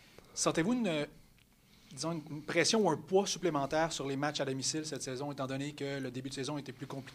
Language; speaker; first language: French; native; French